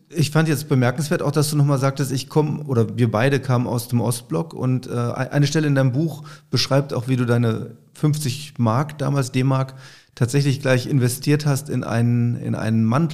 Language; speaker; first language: German; native; German